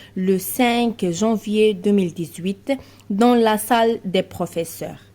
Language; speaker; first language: French; non-native, local second language; Arabic